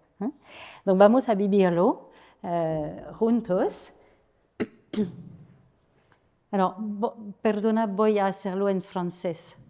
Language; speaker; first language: Spanish; non-native, learner; French